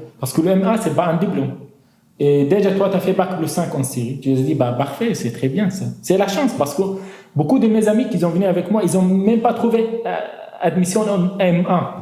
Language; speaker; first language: French; non-native, fluent; Arabic